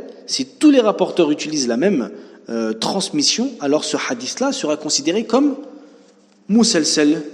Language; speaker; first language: French; native; French